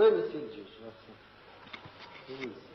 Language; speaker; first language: French; non-native, learner; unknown